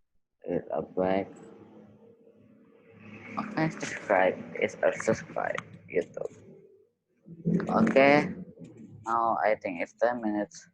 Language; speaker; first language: English; non-native, learner; Indonesian